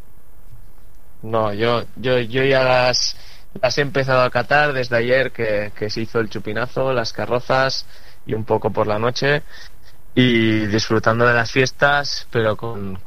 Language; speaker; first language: Spanish; native; Spanish